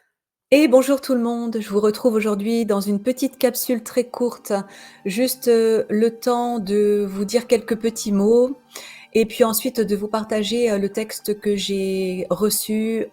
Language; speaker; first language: French; native; French